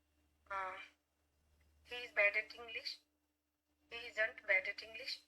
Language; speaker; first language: English; non-native, learner; Bangla